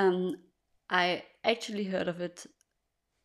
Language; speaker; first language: English; non-native, fluent; German